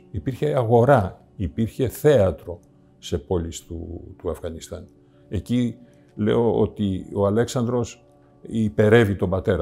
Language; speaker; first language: Greek; native; Greek